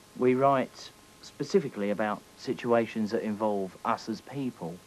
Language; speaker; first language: English; native; English